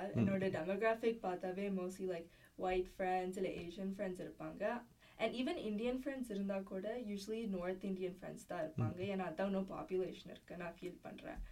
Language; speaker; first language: Tamil; early bilingual, heritage; Tamil